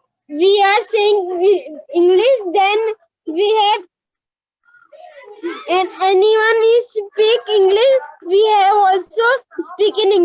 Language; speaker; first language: English; non-native, learner; Hindi